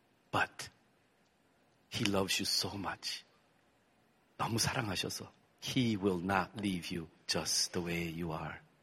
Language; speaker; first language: English; early bilingual, heritage; English